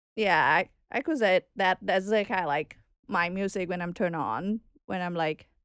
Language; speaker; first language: English; non-native, learner; Thai